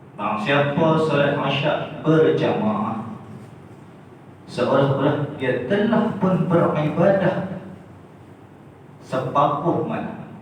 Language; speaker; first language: Malay; native; Malay